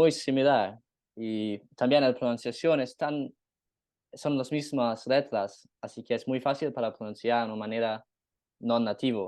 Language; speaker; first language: Spanish; non-native, learner; English